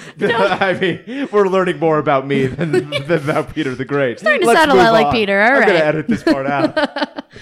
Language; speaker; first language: English; native; English